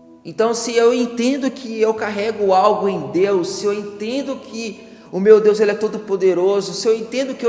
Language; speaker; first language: Portuguese; native; Portuguese